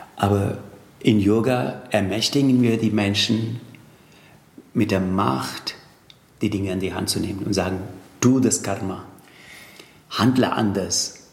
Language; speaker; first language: German; non-native, fluent; Tamil